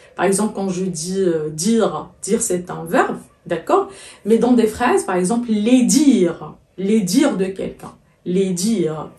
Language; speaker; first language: French; non-native, local second language; Arabic